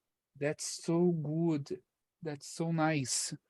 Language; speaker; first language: English; non-native, fluent; Portuguese